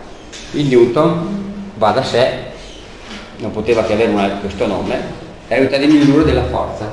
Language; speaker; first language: Italian; native; Italian